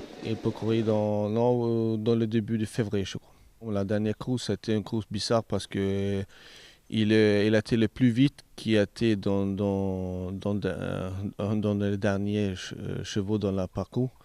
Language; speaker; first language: French; non-native, learner; Swedish